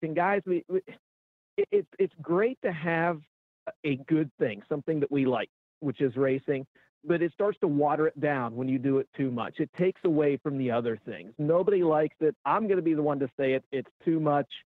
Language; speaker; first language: English; native; English